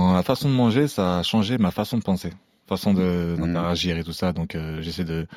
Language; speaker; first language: French; non-native, local second language; Arabic